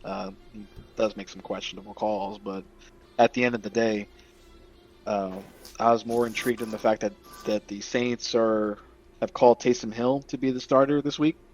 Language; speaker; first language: English; native; English